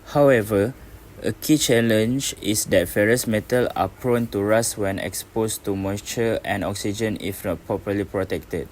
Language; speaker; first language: English; non-native, local second language; Malay